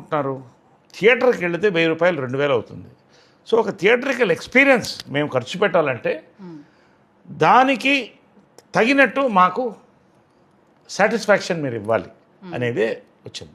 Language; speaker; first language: Telugu; native; Telugu